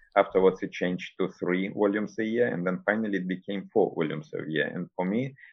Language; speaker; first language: English; non-native, fluent; Russian